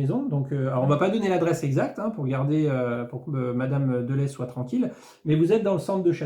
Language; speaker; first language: French; native; French